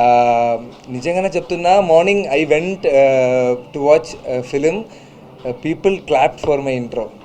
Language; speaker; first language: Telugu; non-native, learner; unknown